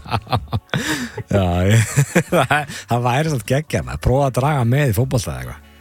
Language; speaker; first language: Icelandic; native; Icelandic